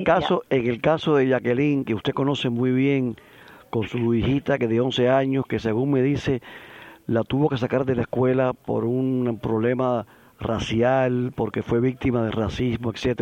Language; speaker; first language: Spanish; native; Spanish